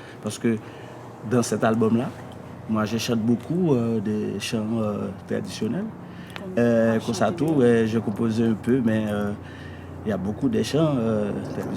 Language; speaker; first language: French; non-native, learner; Haitian Creole